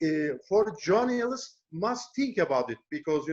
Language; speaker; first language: English; non-native, learner; Turkish